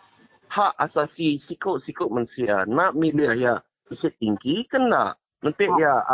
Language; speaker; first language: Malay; non-native, local second language; Iban